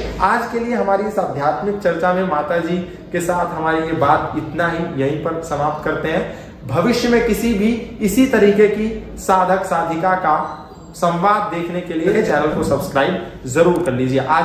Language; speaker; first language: Hindi; native; Hindi